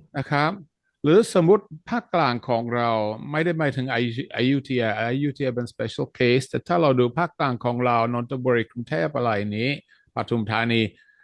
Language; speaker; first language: Thai; non-native, fluent; Dutch